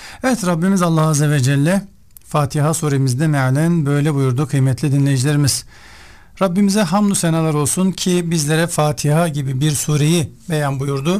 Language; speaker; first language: Turkish; native; Turkish